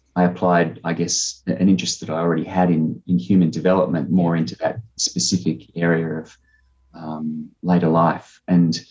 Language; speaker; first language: English; native; English